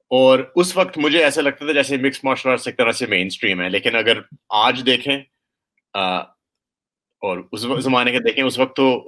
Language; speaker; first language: Urdu; early bilingual, heritage; Urdu